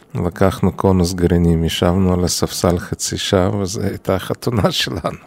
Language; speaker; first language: Hebrew; non-native, fluent; Yiddish